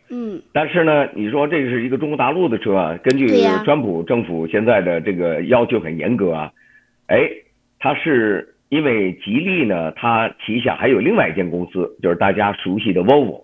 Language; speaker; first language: Chinese; native; Chinese